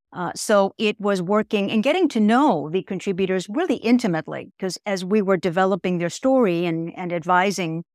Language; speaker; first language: English; native; English